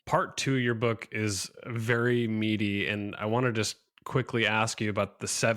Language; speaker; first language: English; native; English